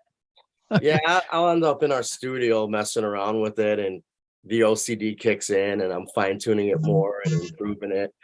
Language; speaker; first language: English; native; English